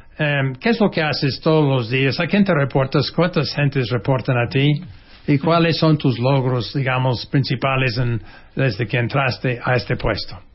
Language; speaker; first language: Spanish; non-native, fluent; English